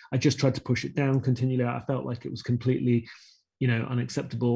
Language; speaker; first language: English; native; English